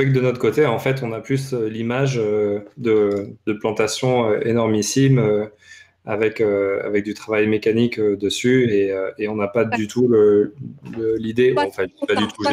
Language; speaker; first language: French; native; French